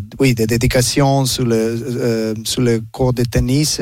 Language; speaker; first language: French; non-native, learner; Serbian